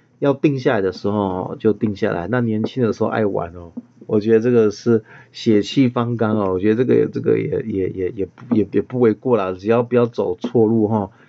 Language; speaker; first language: Chinese; native; Chinese